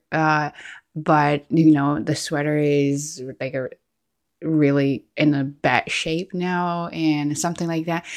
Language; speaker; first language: English; non-native, fluent; Chinese